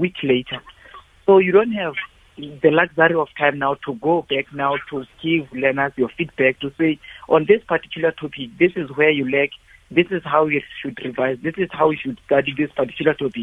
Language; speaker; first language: English; non-native, local second language; Xhosa